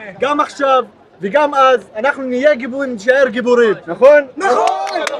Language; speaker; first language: Hebrew; non-native, local second language; Arabic